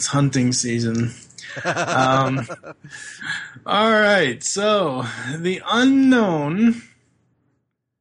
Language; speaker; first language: English; native; English